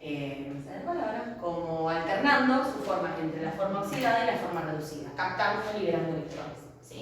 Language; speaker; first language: Spanish; native; Spanish